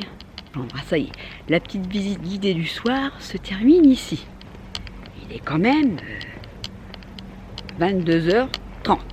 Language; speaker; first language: French; native; French